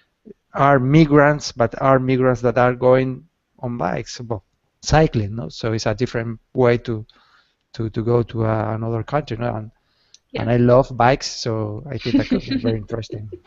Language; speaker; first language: English; non-native, learner; Spanish